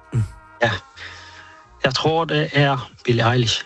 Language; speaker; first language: Danish; early bilingual, heritage; Swedish